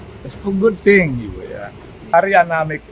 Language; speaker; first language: English; non-native, learner; Indonesian